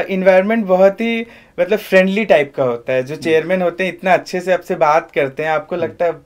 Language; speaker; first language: Hindi; native; Hindi